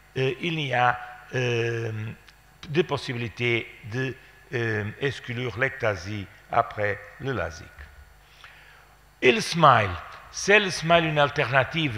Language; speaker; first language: French; non-native, fluent; Portuguese